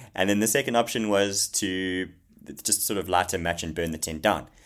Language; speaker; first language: English; native; English